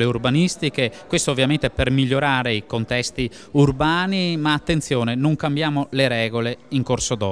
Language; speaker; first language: Italian; native; Italian